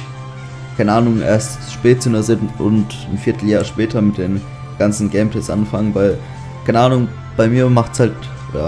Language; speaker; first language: German; native; German